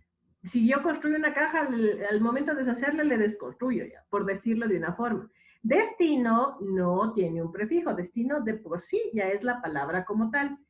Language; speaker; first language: Spanish; native; Spanish